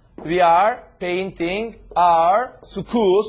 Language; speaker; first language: English; non-native, fluent; Turkish